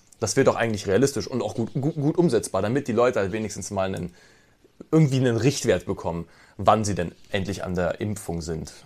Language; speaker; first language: German; native; German